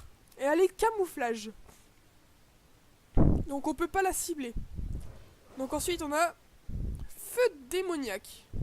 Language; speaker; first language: French; native; French